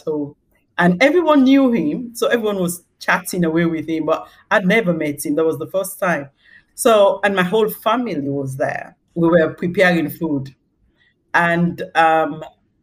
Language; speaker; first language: English; non-native, local second language; Krio